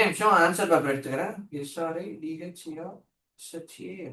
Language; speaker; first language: Tamil; native; Tamil